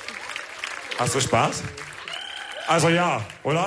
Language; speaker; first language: German; early bilingual, other home language; Wolof